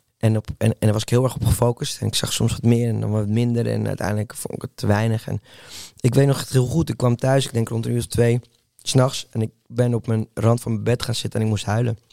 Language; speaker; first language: Dutch; early bilingual, other home language; Spanish